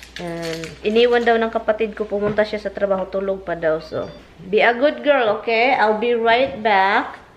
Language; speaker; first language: Filipino; non-native, local second language; Cebuano